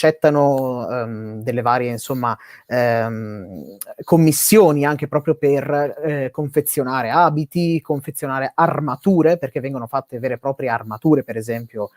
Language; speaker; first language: Italian; native; Italian